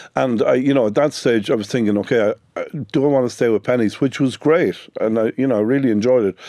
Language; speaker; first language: English; native; English